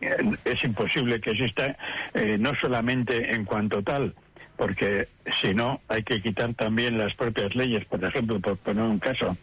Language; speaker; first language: Spanish; native; Spanish